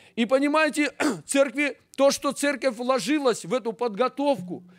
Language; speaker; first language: Russian; native; Russian